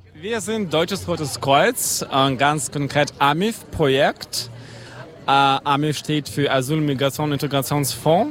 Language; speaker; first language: German; non-native, fluent; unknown